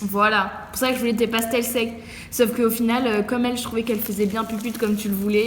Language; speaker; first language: French; native; French